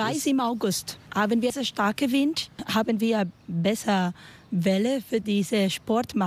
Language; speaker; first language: German; non-native, learner; Spanish